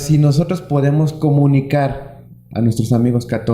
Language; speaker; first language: Spanish; native; Spanish